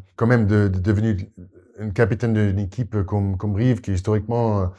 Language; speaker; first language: French; non-native, fluent; Afrikaans